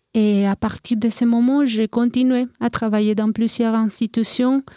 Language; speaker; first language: French; non-native, fluent; Spanish